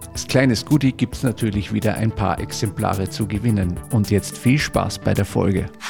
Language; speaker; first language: German; native; German